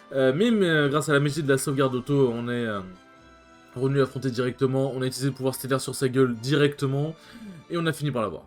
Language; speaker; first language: French; native; French